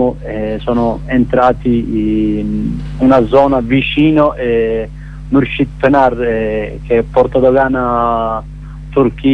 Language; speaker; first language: Italian; non-native, learner; Kurdish